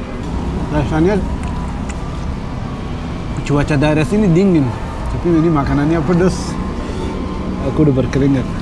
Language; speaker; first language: Indonesian; non-native, fluent; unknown